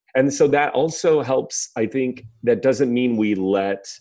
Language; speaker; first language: English; native; English